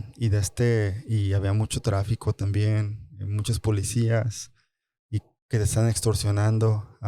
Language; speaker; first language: Spanish; early bilingual, other home language; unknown